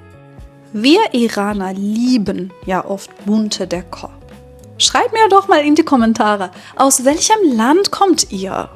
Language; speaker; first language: German; non-native, fluent; Persian